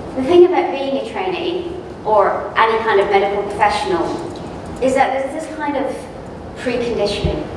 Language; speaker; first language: English; native; English